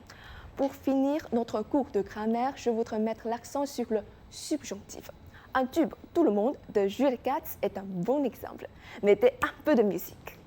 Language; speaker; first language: French; non-native, fluent; Chinese